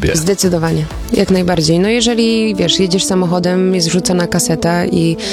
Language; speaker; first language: Polish; early bilingual, heritage; Polish